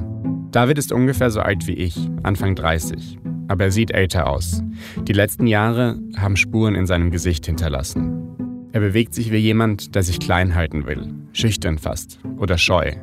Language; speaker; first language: German; native; German